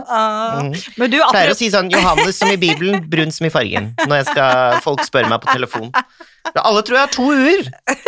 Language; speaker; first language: Norwegian; native; Norwegian